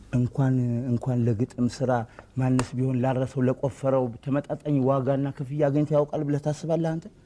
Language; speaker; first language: Amharic; native; Amharic